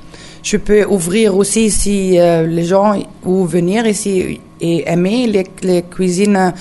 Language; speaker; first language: French; non-native, learner; German